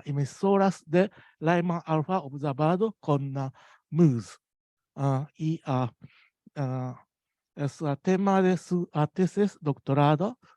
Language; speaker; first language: Spanish; non-native, learner; Japanese